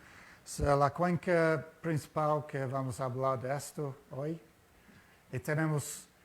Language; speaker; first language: Spanish; non-native, fluent; Portuguese